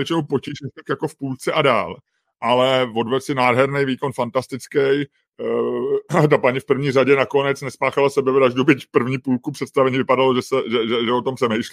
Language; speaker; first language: Czech; native; Czech